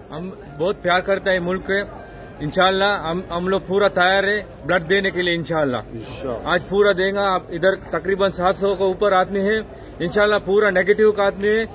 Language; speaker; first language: Hindi; non-native, learner; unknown